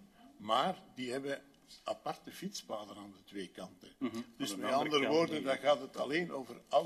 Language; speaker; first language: Dutch; native; Dutch